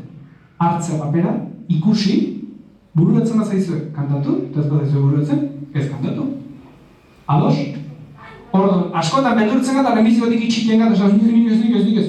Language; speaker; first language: Basque; native; Basque